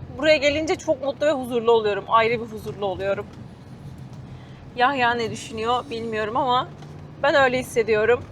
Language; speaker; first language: Turkish; native; Turkish